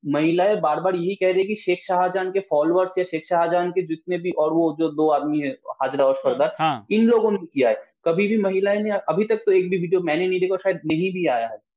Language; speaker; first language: Hindi; non-native, local second language; Bangla